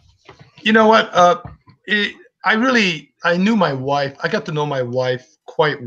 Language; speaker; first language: English; native; English